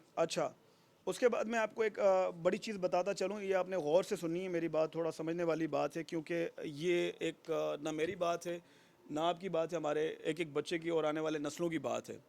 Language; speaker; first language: Urdu; non-native, local second language; Sindhi